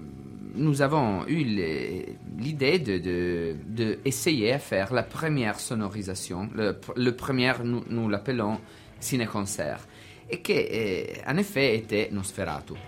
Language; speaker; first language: French; non-native, learner; Italian